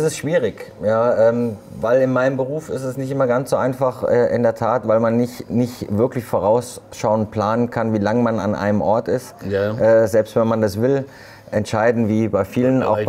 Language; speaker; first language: German; native; German